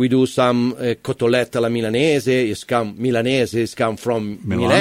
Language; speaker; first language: English; non-native, learner; Italian